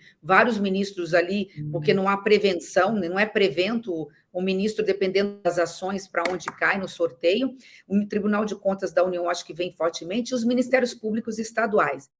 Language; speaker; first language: Portuguese; native; Portuguese